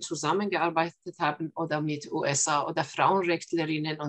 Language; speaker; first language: German; non-native, fluent; Persian